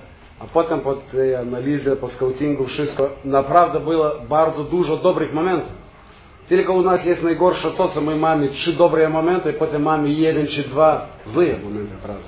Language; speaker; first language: Polish; non-native, fluent; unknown